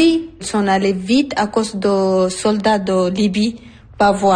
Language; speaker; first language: French; non-native, learner; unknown